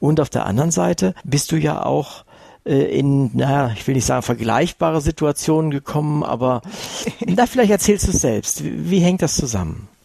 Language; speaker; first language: German; native; German